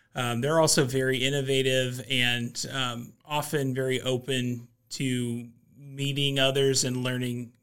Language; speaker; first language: English; native; English